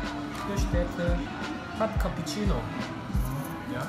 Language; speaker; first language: German; non-native, learner; Korean